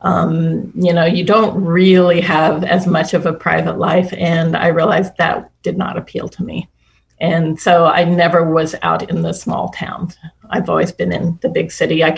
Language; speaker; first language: English; native; English